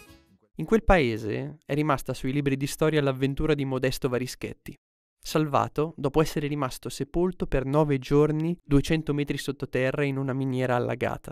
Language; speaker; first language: Italian; native; Italian